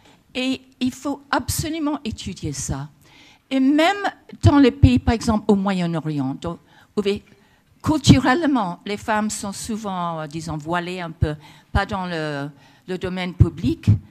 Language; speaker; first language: French; non-native, fluent; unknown